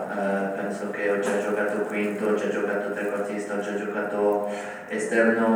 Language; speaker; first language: Italian; non-native, fluent; French